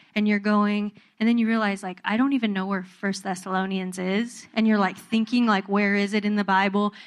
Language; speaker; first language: English; native; English